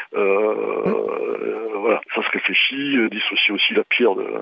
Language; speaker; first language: French; native; French